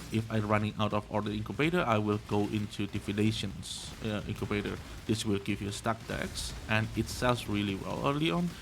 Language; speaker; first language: English; non-native, fluent; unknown